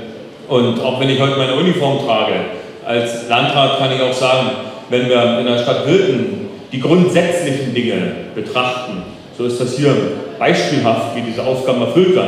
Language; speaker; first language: German; native; German